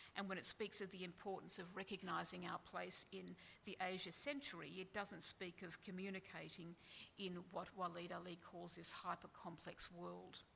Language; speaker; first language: English; native; English